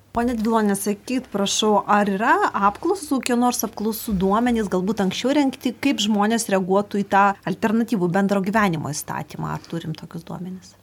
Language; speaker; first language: Lithuanian; native; Lithuanian